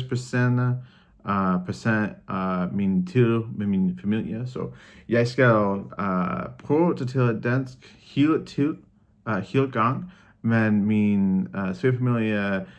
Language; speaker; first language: Danish; non-native, learner; English